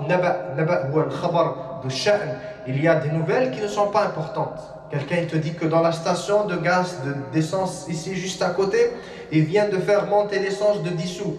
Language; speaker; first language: French; non-native, local second language; Arabic